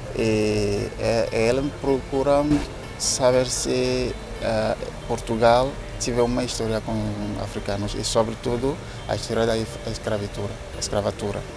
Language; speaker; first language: Portuguese; non-native, learner; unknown